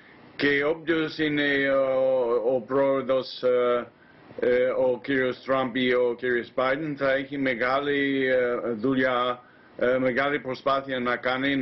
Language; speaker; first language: Greek; non-native, fluent; English